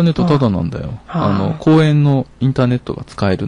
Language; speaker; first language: Japanese; native; Japanese